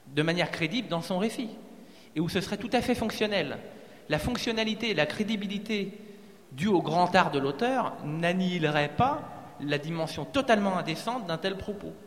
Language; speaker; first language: French; native; French